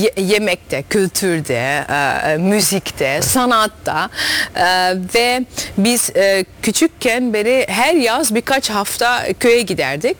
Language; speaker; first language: Turkish; early bilingual, heritage; Turkish